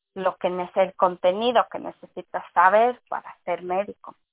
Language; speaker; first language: Spanish; early bilingual, heritage; English